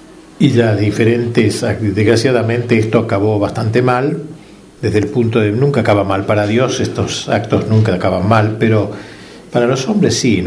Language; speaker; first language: Spanish; native; Spanish